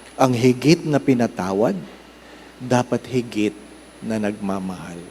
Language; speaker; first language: Filipino; non-native, local second language; Cebuano